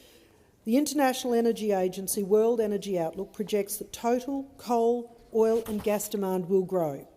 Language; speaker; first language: English; native; English